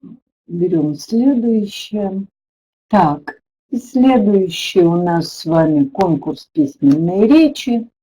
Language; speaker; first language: Russian; native; Russian